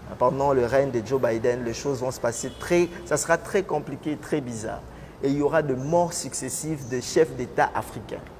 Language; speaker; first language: French; non-native, local second language; Lingala